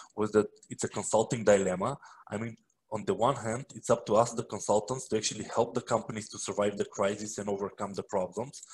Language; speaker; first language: English; non-native, fluent; Macedonian